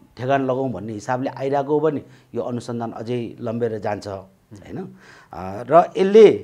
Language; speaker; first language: Nepali; native; Nepali